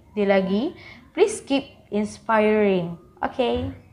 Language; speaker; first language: English; non-native, local second language; Malay